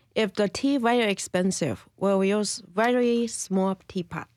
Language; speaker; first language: English; non-native, learner; Chinese